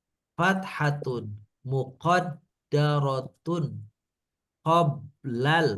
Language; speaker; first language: Arabic; non-native, fluent; Indonesian